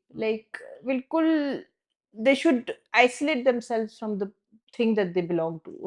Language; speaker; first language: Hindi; non-native, fluent; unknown